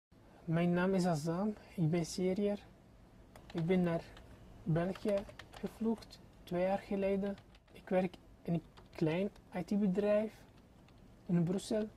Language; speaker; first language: Dutch; non-native, learner; Arabic